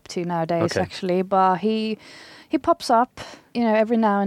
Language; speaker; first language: English; non-native, fluent; Swedish